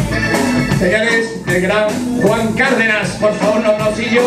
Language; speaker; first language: Spanish; native; Spanish